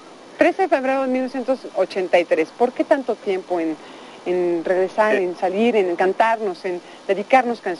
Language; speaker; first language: Spanish; native; Spanish